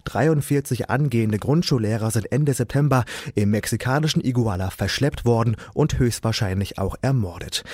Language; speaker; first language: German; native; German